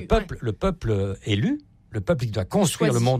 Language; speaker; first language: French; native; French